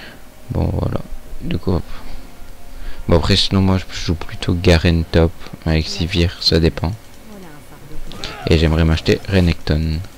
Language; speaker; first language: French; native; French